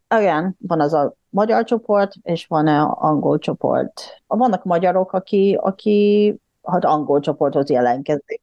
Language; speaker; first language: Hungarian; non-native, fluent; Japanese